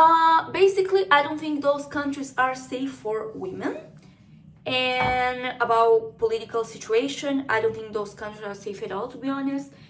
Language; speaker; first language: English; non-native, fluent; Spanish